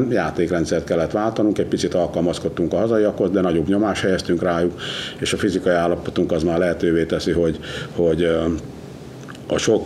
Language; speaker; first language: Hungarian; native; Hungarian